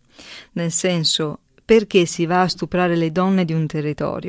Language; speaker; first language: Italian; native; Italian